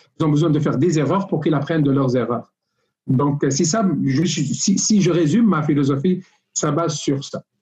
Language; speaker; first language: French; non-native, local second language; Arabic